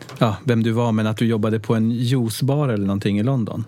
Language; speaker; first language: Swedish; native; Swedish